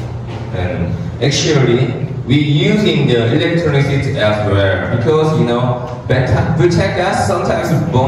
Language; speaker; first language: English; non-native, learner; Korean